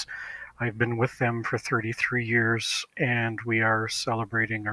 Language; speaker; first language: English; native; English